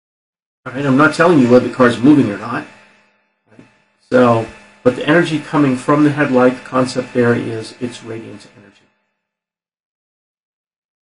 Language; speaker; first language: English; native; English